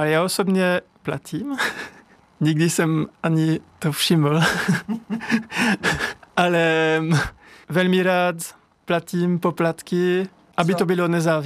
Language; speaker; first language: Czech; non-native, learner; French